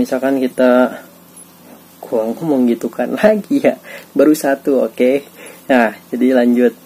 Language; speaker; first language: Indonesian; native; Indonesian